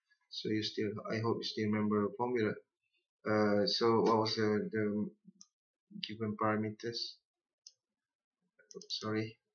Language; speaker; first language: English; non-native, local second language; Malay